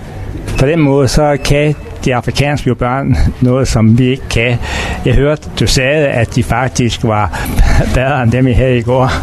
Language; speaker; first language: Danish; native; Danish